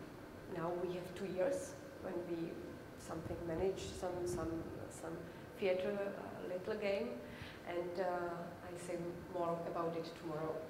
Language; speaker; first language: English; non-native, learner; Czech